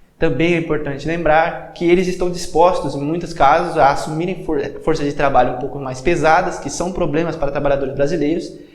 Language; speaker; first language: Portuguese; native; Portuguese